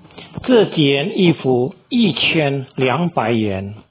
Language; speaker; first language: Chinese; non-native, fluent; Indonesian